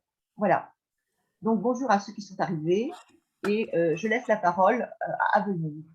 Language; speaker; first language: French; native; French